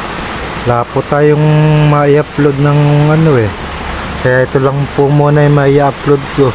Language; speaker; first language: Filipino; native; Filipino